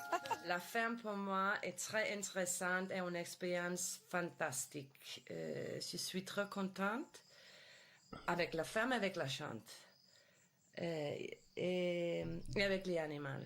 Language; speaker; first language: French; non-native, learner; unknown